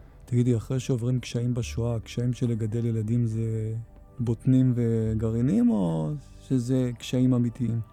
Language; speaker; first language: Hebrew; native; Hebrew